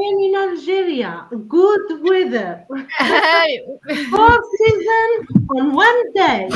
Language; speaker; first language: English; non-native, learner; French